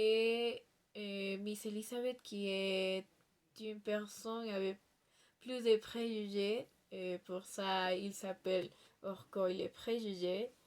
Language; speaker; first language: French; non-native, learner; Spanish